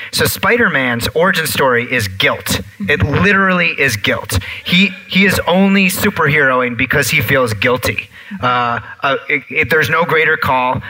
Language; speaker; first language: English; native; English